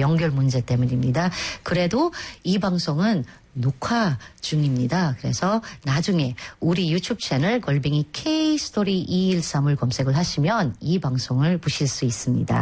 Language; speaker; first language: Korean; native; Korean